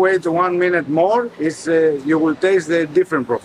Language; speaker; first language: English; non-native, fluent; Greek